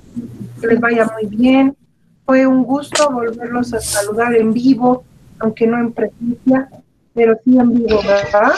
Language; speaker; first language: Spanish; native; Spanish